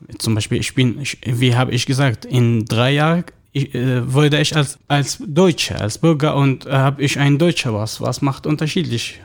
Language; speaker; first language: German; non-native, learner; Arabic